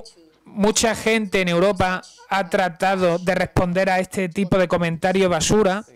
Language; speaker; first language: Spanish; non-native, fluent; Arabic